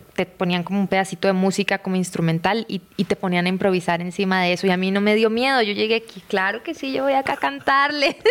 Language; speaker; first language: Spanish; native; Spanish